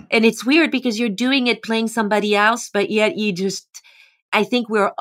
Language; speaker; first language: English; non-native, fluent; French